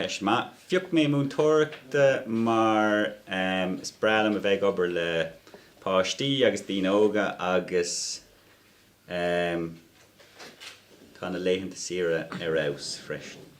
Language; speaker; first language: Irish; non-native, local second language; English